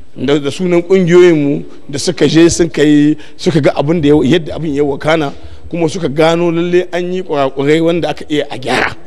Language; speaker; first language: Hausa; native; Hausa